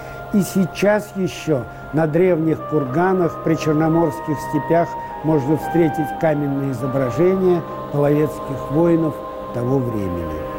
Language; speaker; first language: Russian; native; Russian